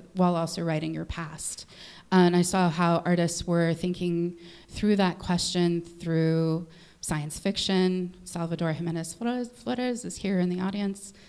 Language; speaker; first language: English; native; English